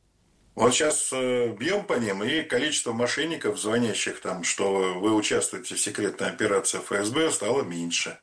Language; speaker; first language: Russian; native; Russian